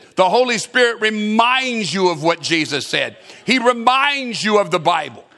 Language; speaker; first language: English; native; English